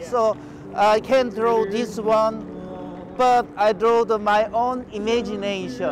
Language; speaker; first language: English; non-native, learner; Korean